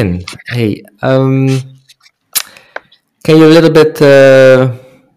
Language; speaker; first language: English; non-native, fluent; Dutch